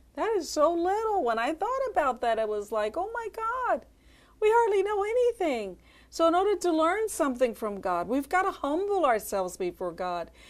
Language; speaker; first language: English; native; English